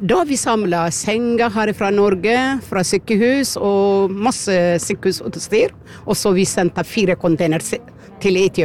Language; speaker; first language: Norwegian; non-native, learner; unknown